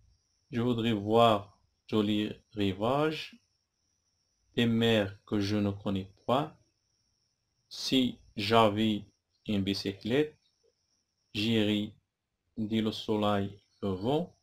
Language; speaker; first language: French; non-native, local second language; Arabic